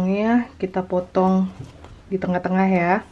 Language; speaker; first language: Indonesian; native; Indonesian